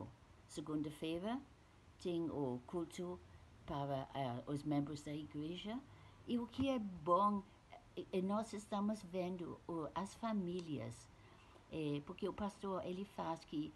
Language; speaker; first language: Portuguese; non-native, fluent; English